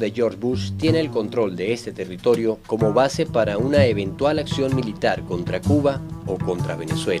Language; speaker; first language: Spanish; native; Spanish